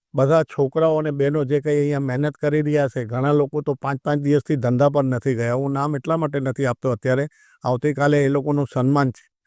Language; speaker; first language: Gujarati; non-native, local second language; Sindhi